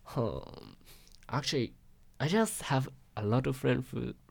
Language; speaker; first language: English; non-native, learner; Japanese